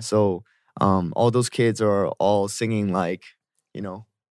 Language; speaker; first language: English; early bilingual, other home language; Korean